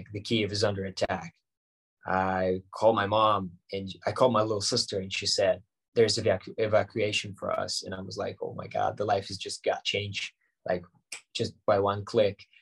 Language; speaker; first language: English; non-native, fluent; Ukrainian